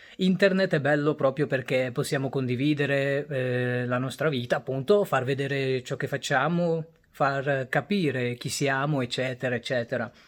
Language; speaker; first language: Italian; early bilingual, other home language; Bangla